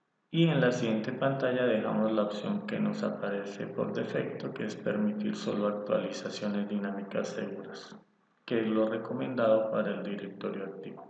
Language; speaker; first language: Spanish; native; Spanish